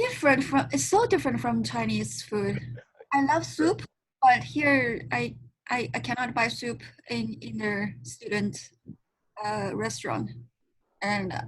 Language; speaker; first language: English; non-native, learner; Chinese